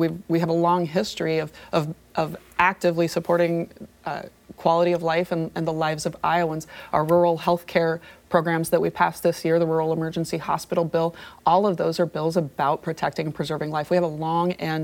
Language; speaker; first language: English; native; English